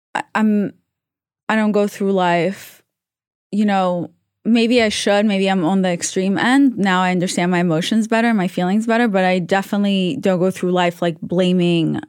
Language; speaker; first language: English; non-native, fluent; Hebrew